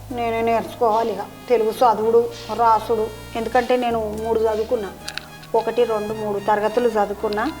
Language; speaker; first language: Telugu; native; Telugu